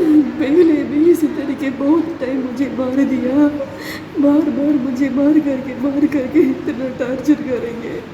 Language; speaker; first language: Hindi; non-native, local second language; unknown